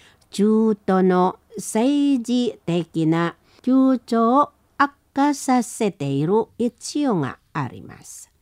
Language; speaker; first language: Japanese; non-native, learner; Indonesian